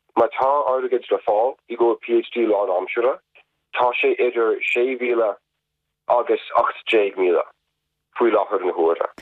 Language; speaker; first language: Irish; non-native, fluent; English